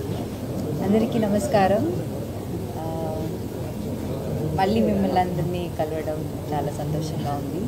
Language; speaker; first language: Telugu; non-native, learner; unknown